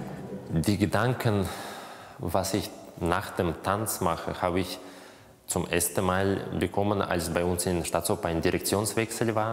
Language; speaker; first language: German; non-native, fluent; Russian